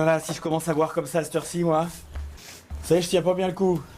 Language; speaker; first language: French; native; French